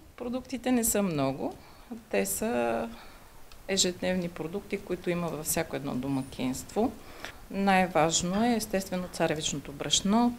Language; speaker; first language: Bulgarian; native; Bulgarian